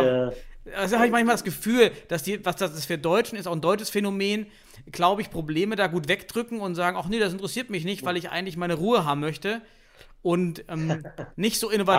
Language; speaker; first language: German; native; German